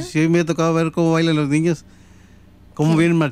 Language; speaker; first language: Spanish; native; Spanish